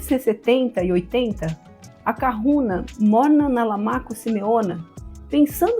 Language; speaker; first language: Portuguese; native; Portuguese